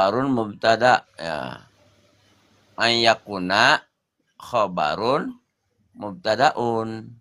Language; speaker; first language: Arabic; non-native, learner; Sundanese